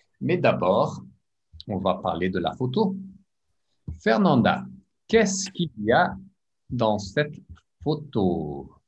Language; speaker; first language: French; non-native, fluent; English